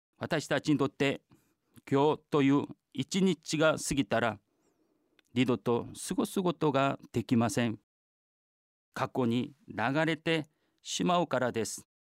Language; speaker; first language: Japanese; non-native, fluent; Korean